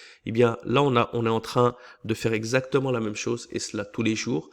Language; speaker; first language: French; native; French